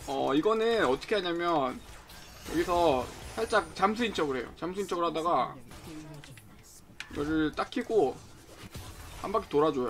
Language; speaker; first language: Korean; native; Korean